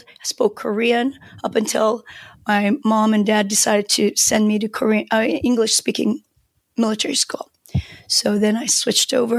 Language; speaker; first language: English; non-native, fluent; Korean